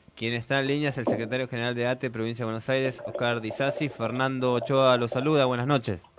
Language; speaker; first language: Spanish; native; Spanish